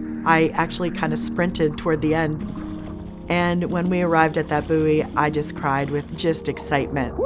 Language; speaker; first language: English; native; English